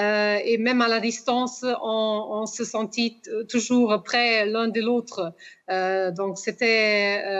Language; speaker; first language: French; non-native, fluent; Portuguese